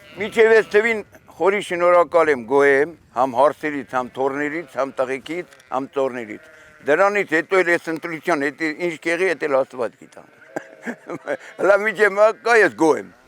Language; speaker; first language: Armenian; native; Armenian